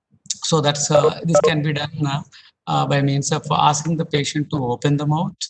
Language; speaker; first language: English; non-native, local second language; Telugu